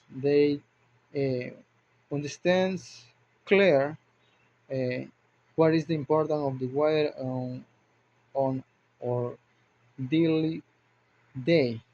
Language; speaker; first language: English; non-native, learner; Spanish